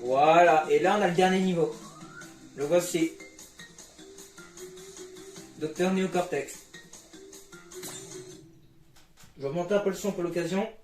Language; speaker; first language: French; native; French